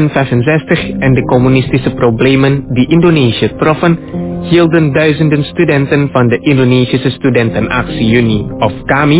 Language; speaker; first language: Dutch; non-native, fluent; Indonesian